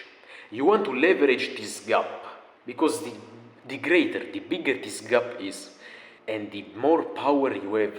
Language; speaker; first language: English; non-native, fluent; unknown